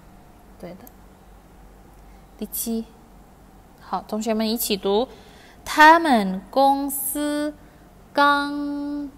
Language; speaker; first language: Chinese; non-native, fluent; Indonesian